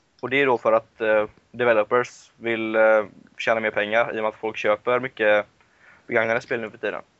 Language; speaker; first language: Swedish; native; Swedish